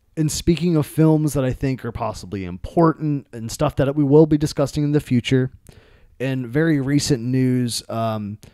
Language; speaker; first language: English; native; English